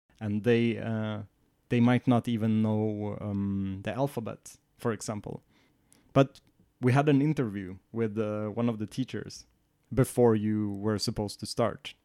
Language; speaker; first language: English; non-native, fluent; Swedish